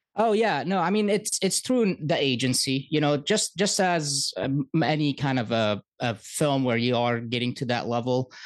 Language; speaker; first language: English; early bilingual, other home language; Arabic